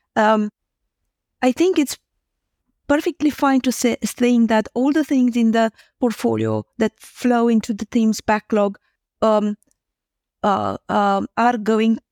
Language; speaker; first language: English; non-native, fluent; Romanian